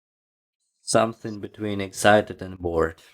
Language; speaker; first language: English; non-native, learner; Ukrainian